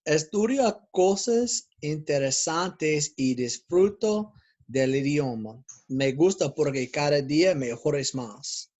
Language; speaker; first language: Spanish; non-native, learner; English